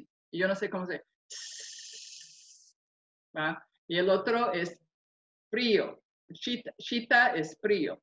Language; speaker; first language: Spanish; non-native, fluent; English